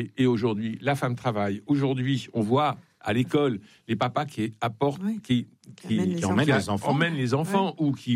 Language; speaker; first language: French; native; French